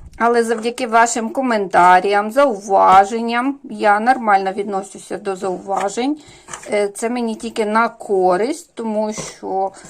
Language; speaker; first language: Ukrainian; native; Ukrainian